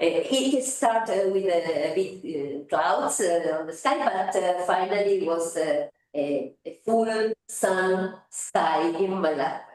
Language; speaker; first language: English; non-native, fluent; Spanish